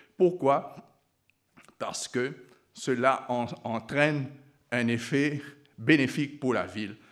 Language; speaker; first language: French; non-native, local second language; Morisyen